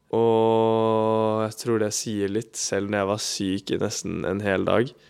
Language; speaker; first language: Norwegian; native; Norwegian